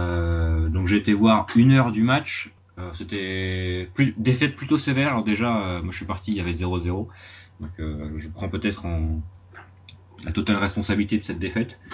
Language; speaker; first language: French; native; French